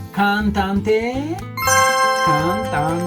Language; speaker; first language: Spanish; non-native, fluent; English